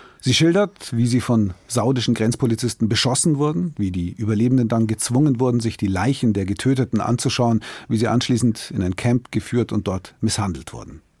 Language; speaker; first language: German; native; German